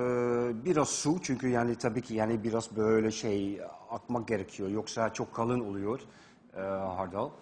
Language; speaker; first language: Turkish; non-native, fluent; Dutch